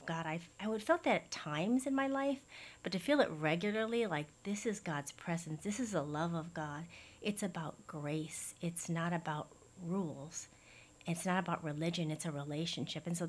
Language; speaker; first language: English; native; English